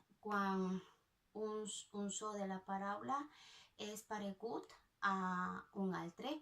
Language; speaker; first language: Catalan; non-native, local second language; Spanish